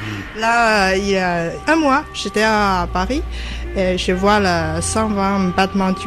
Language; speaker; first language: French; non-native, fluent; Chinese